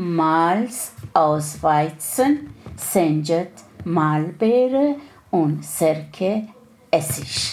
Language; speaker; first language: German; non-native, learner; Persian